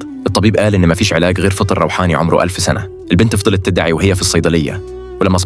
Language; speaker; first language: Arabic; native; Arabic